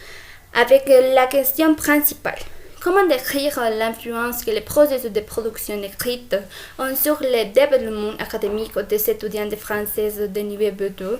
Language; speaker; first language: French; non-native, fluent; Spanish